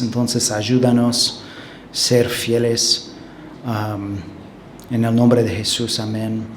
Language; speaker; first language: Spanish; non-native, fluent; English